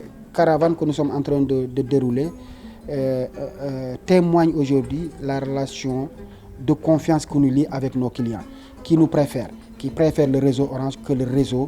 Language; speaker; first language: French; non-native, local second language; Wolof